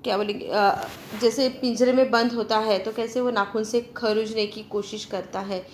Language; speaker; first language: Hindi; non-native, local second language; Marathi